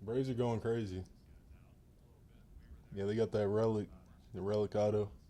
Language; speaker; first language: English; native; English